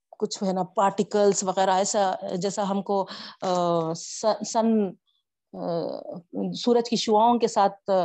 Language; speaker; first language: Urdu; native; Urdu